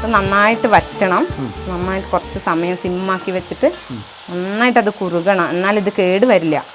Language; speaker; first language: Malayalam; non-native, local second language; Kannada